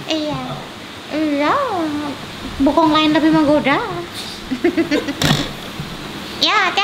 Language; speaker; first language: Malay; non-native, local second language; Javanese